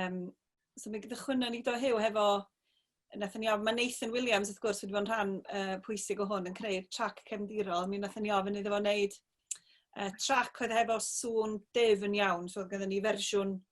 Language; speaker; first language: Welsh; native; Welsh